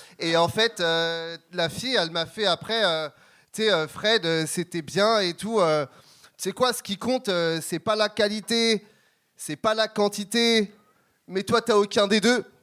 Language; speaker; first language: French; native; French